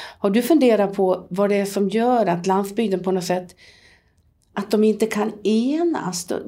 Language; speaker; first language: Swedish; native; Swedish